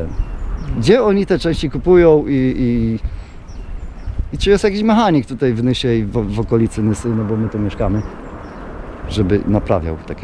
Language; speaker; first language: Polish; native; Polish